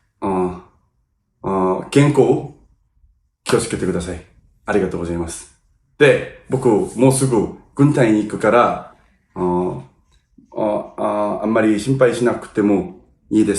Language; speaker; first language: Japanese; non-native, learner; Korean